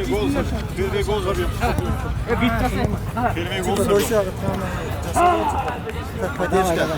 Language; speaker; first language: Russian; non-native, learner; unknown